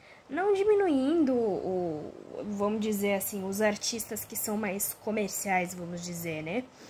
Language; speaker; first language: Portuguese; non-native, fluent; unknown